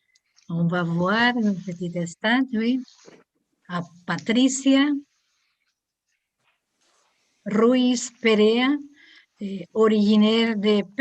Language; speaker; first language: French; non-native, learner; Spanish